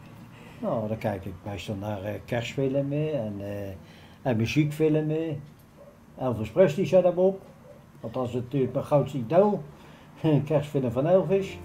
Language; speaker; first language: Dutch; native; Dutch